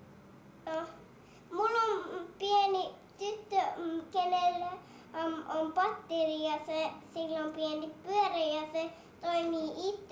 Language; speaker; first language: Finnish; early bilingual, heritage; English